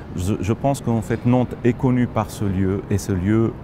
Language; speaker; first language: French; non-native, local second language; Arabic